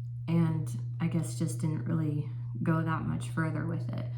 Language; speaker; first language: English; native; English